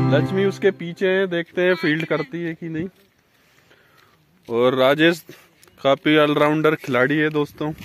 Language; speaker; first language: Hindi; native; Hindi